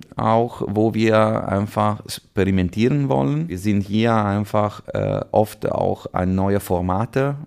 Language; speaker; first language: German; non-native, fluent; Italian